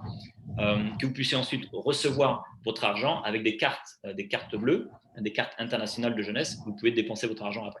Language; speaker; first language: French; native; French